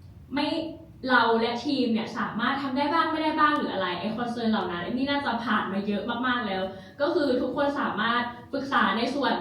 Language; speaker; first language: Thai; native; Thai